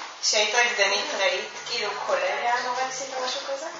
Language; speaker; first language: Hebrew; native; Hebrew